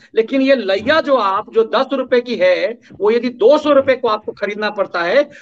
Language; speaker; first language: Hindi; native; Hindi